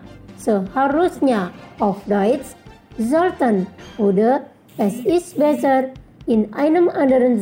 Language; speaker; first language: German; non-native, learner; Indonesian